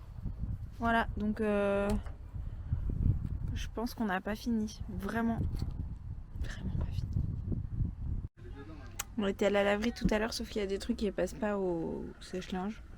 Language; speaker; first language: French; native; French